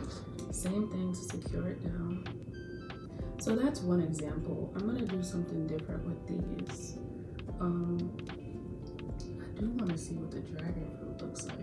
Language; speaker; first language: English; native; English